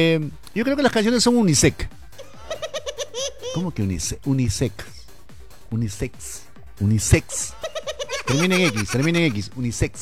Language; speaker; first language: Spanish; native; Spanish